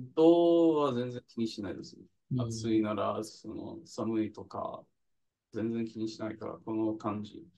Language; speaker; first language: Japanese; non-native, fluent; English